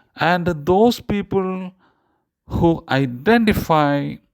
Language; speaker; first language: English; non-native, local second language; Malayalam